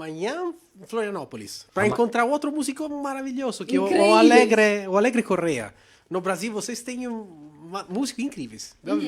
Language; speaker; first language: Portuguese; non-native, fluent; Italian